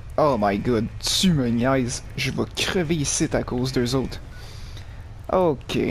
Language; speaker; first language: French; native; French